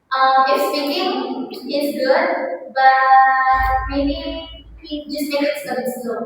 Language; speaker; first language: English; non-native, fluent; Indonesian